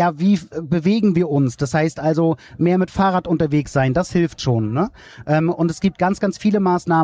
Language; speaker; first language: German; native; German